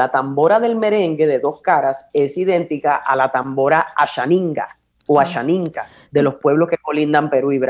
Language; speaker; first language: Spanish; native; Spanish